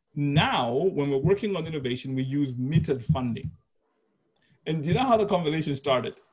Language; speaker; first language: English; non-native, local second language; Shona